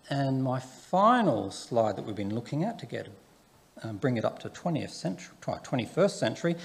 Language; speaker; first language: English; native; English